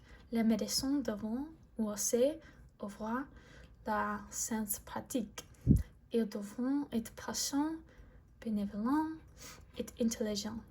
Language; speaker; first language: French; non-native, learner; English